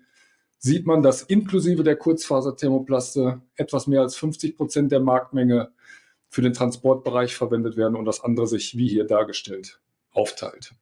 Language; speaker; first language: German; native; German